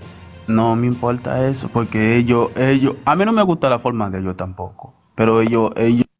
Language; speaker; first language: Spanish; early bilingual, other home language; Haitian Creole